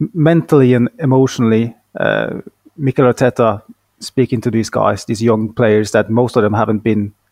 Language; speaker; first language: English; non-native, fluent; Norwegian